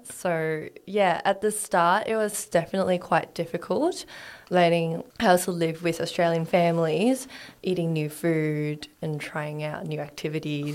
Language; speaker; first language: English; non-native, local second language; Cantonese